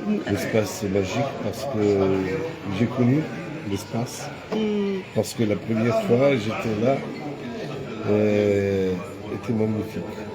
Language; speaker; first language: French; non-native, learner; Romanian